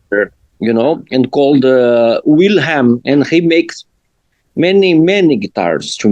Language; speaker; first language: English; non-native, learner; Portuguese